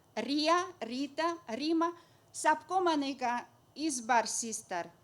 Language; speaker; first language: Hindi; non-native, learner; Russian